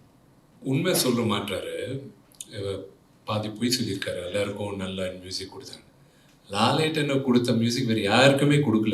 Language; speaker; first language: Tamil; non-native, local second language; Telugu